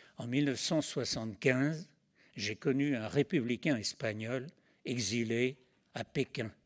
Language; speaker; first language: French; native; French